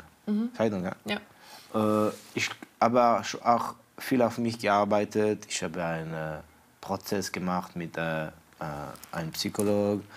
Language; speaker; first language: German; non-native, fluent; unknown